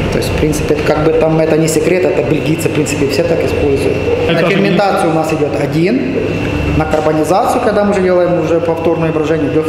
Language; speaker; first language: Russian; native; Russian